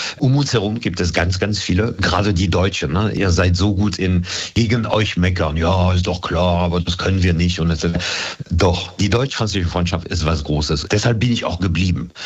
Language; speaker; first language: German; non-native, fluent; French